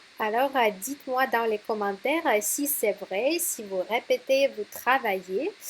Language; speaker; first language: French; non-native, fluent; Russian